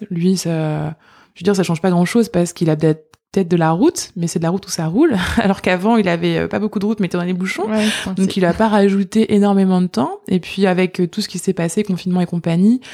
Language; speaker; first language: French; native; French